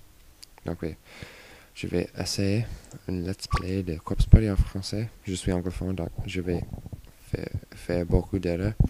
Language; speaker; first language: French; non-native, learner; English